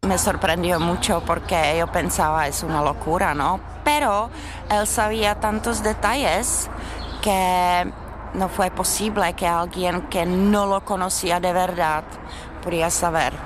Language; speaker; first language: Spanish; non-native, learner; Czech